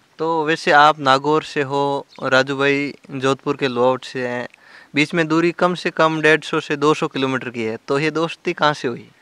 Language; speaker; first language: Hindi; native; Hindi